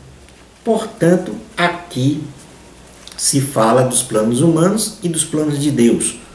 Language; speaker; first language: Portuguese; native; Portuguese